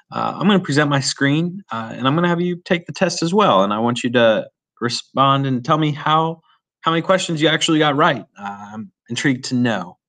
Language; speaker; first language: English; native; English